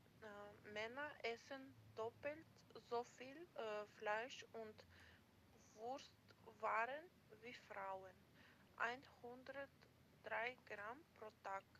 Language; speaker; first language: German; non-native, learner; Macedonian